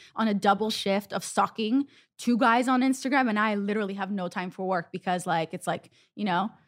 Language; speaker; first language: English; non-native, fluent; Hebrew